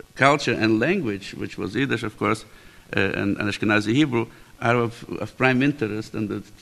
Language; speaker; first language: English; native; English